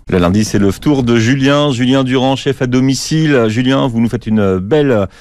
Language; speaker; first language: French; native; French